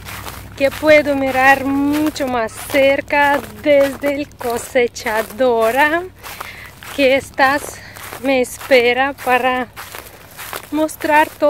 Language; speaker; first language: Spanish; non-native, learner; Russian